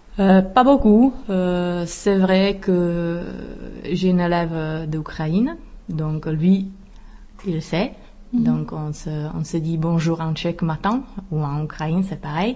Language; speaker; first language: French; non-native, fluent; Czech